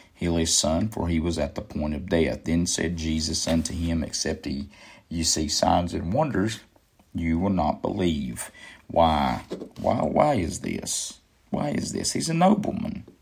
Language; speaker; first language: English; native; English